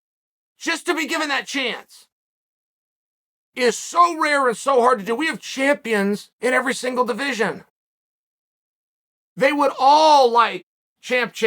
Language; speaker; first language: English; native; English